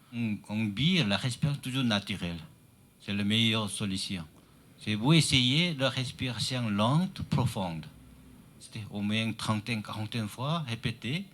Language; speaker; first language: French; non-native, learner; Chinese